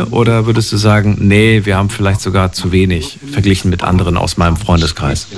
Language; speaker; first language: German; native; German